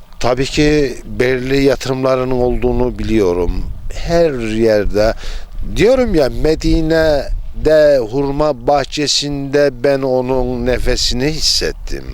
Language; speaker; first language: Turkish; native; Turkish